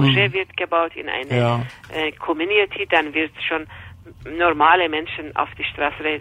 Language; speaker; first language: German; non-native, fluent; Persian